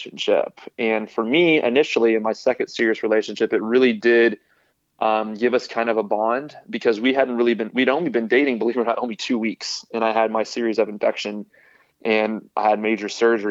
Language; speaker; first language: English; native; English